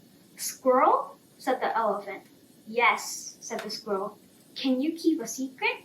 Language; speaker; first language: English; non-native, fluent; Korean